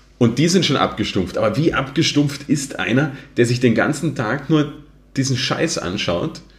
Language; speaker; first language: German; native; German